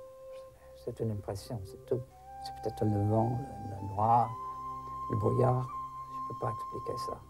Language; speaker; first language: French; non-native, fluent; English